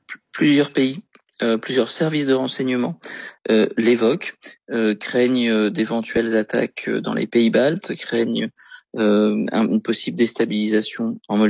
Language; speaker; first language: French; native; French